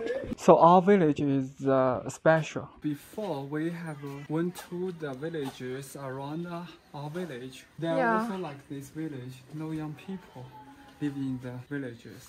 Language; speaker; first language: English; non-native, fluent; Chinese